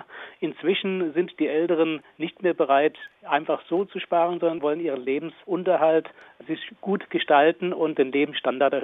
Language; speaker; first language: German; native; German